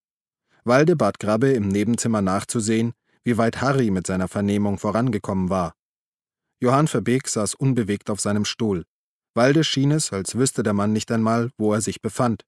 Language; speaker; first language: German; native; German